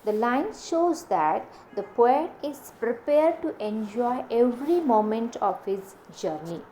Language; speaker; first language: English; non-native, local second language; Marathi